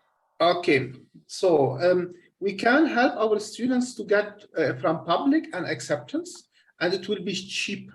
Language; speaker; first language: English; non-native, fluent; Arabic